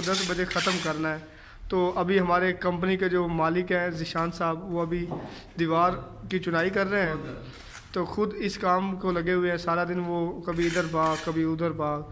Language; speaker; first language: Urdu; non-native, local second language; Punjabi